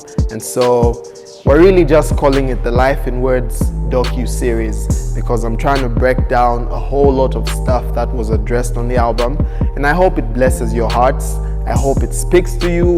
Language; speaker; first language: English; non-native, local second language; Bemba